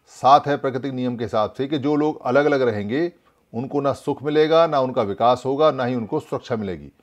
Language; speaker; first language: Hindi; native; Hindi